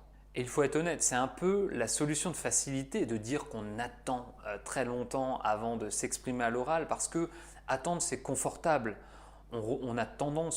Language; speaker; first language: French; native; French